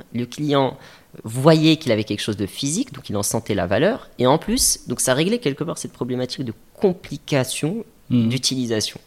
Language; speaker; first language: French; native; French